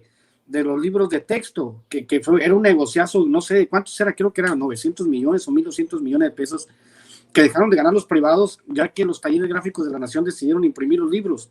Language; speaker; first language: Spanish; native; Spanish